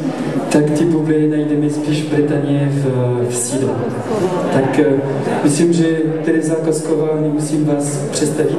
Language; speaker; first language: Czech; non-native, learner; French